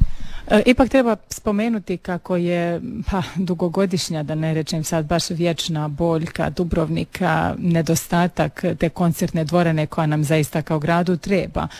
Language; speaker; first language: Serbian; native; Serbian